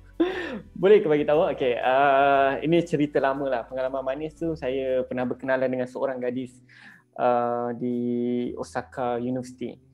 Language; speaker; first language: Malay; native; Malay